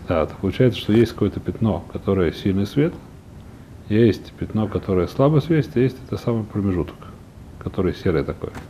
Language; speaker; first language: Russian; early bilingual, heritage; Russian